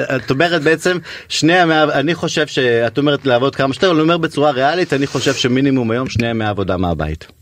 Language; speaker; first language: Hebrew; native; Hebrew